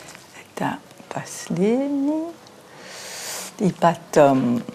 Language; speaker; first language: Russian; early bilingual, heritage; Russian